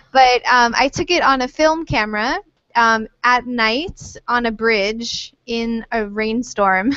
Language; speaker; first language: English; native; English